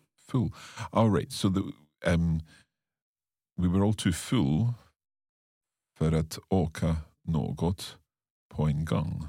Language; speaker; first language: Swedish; non-native, learner; English